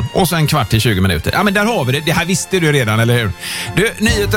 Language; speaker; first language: Swedish; native; Swedish